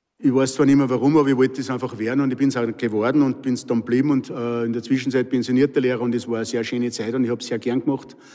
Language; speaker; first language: German; native; German